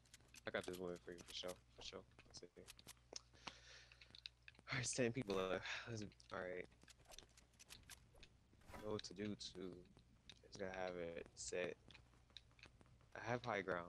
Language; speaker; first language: English; native; English